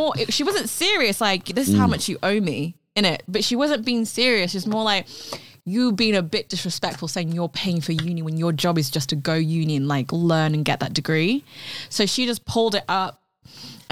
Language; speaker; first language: English; non-native, local second language; Cantonese